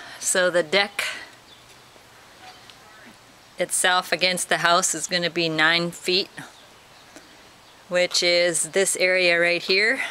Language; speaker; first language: English; native; English